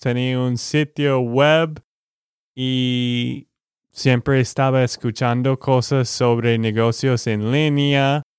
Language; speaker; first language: Spanish; non-native, learner; English